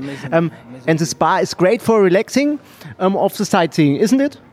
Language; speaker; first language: English; non-native, learner; German